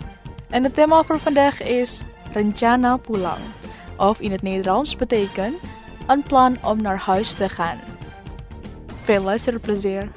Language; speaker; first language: Dutch; non-native, learner; Indonesian